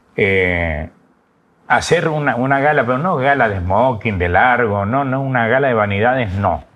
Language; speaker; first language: Spanish; native; Spanish